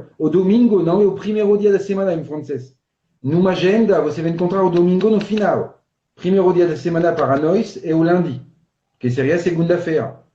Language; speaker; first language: Portuguese; non-native, fluent; French